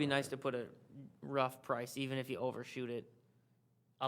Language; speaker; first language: English; native; English